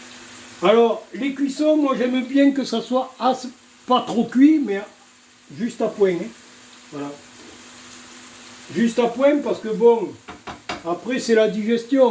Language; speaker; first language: French; native; French